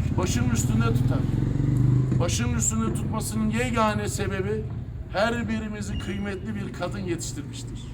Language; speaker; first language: Turkish; early bilingual, heritage; Turkish